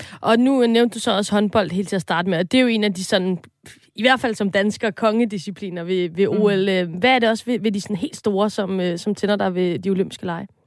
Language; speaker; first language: Danish; native; Danish